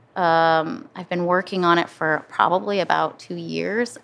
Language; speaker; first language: English; native; English